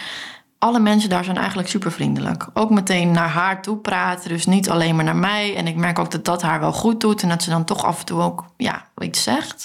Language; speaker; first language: Dutch; native; Dutch